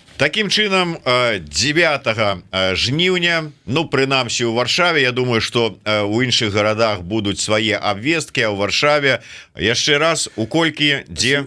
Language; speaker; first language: Belarusian; native; Belarusian